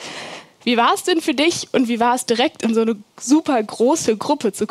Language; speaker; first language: German; native; German